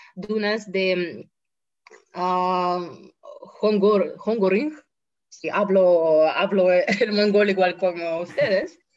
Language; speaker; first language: Spanish; non-native, fluent; Russian